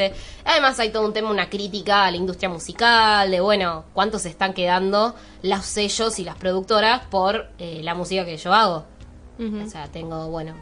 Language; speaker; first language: Spanish; native; Spanish